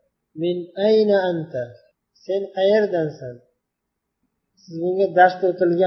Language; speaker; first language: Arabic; non-native, fluent; Uzbek